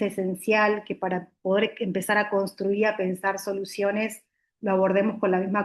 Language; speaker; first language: Spanish; native; Spanish